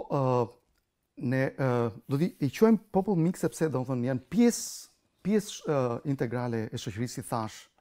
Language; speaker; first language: Albanian; non-native, local second language; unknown